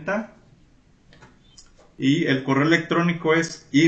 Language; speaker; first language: Spanish; native; Spanish